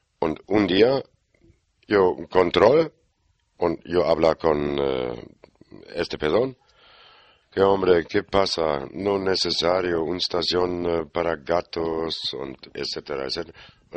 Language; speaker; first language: Spanish; non-native, learner; German